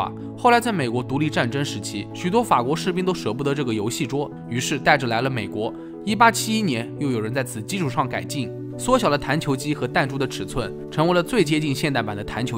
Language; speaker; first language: Chinese; native; Chinese